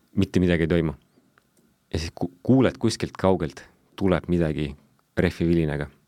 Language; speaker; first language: Estonian; non-native, local second language; Russian